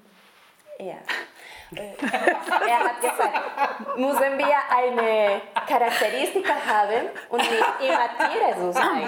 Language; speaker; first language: German; non-native, learner; Spanish